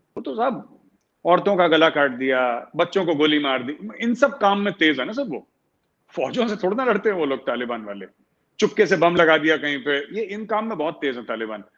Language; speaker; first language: Hindi; native; Hindi